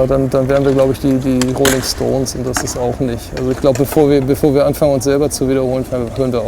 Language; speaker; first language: German; native; German